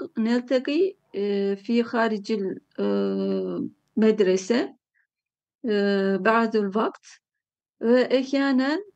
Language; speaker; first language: Arabic; non-native, learner; Turkish